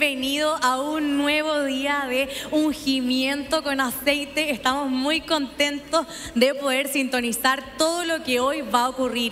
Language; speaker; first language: Spanish; native; Spanish